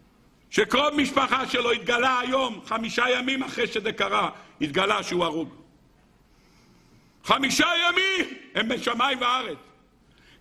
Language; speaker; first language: Hebrew; native; Hebrew